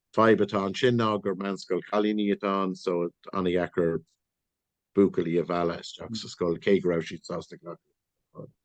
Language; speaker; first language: Irish; non-native, local second language; English